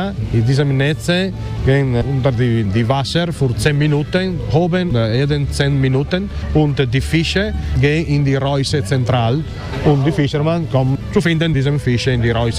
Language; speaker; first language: German; non-native, learner; Italian